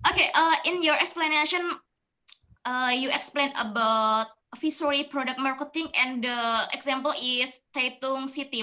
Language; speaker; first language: English; non-native, learner; Indonesian